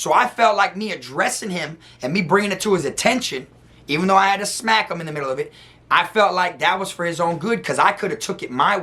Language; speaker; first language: English; native; English